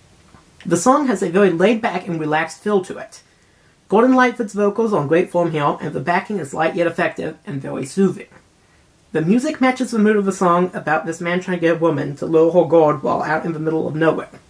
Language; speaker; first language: English; native; English